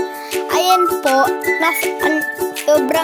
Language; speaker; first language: Filipino; native; Filipino